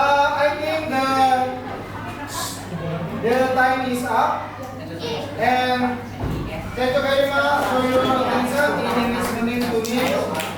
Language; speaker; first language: English; non-native, learner; Indonesian